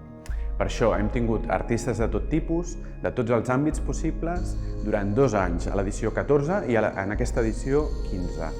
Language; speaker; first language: Catalan; native; Catalan